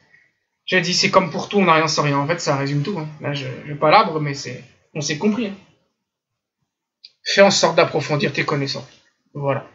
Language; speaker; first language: French; native; French